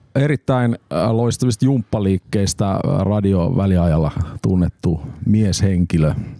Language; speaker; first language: Finnish; native; Finnish